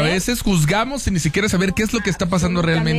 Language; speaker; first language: Spanish; native; Spanish